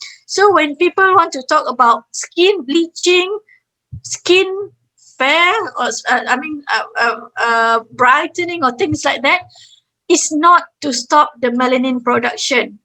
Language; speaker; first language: English; non-native, fluent; Malay